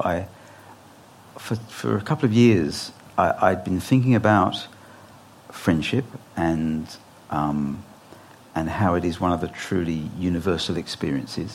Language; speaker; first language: English; native; English